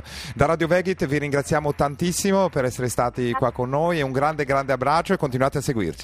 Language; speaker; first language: Italian; native; Italian